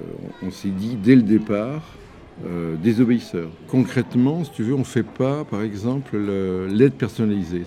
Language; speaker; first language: French; native; French